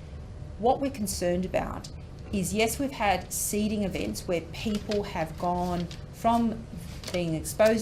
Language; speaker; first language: English; native; English